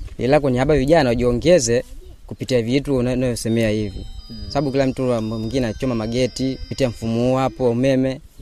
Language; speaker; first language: Swahili; non-native, local second language; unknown